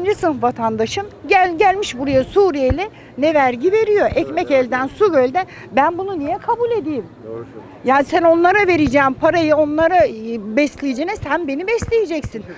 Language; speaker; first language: Turkish; native; Turkish